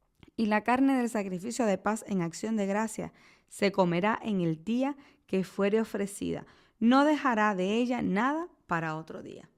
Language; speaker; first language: Spanish; native; Spanish